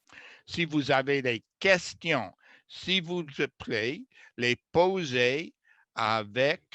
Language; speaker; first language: French; non-native, fluent; English